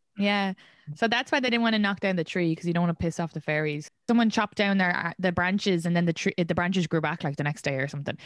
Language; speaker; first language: English; native; English